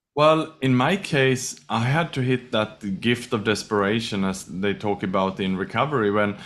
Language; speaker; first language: English; non-native, fluent; Swedish